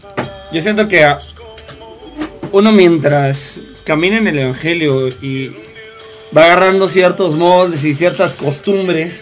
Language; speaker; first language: Spanish; native; Spanish